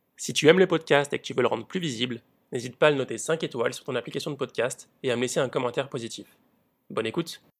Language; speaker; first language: French; native; French